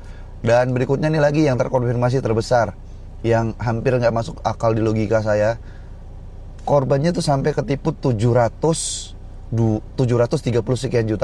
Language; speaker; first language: Indonesian; native; Indonesian